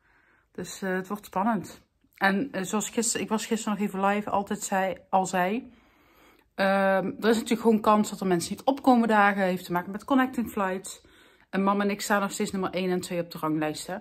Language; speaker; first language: Dutch; native; Dutch